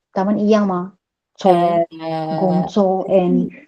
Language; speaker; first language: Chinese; non-native, learner; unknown